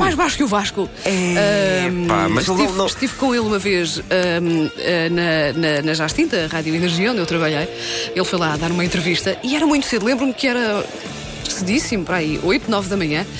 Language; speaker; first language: Portuguese; native; Portuguese